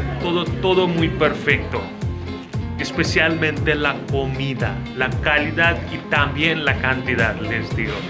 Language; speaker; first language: Spanish; non-native, fluent; Hindi